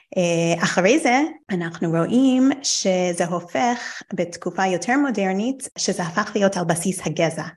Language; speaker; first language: Hebrew; non-native, fluent; English